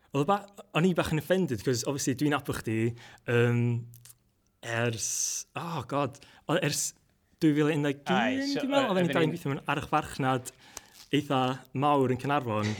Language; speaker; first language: Welsh; native; Welsh